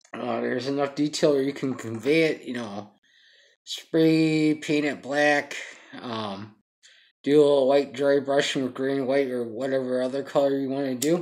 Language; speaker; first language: English; native; English